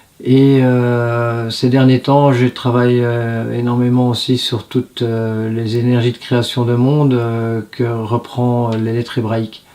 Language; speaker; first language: French; native; French